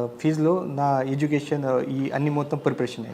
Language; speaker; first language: Telugu; non-native, learner; Marathi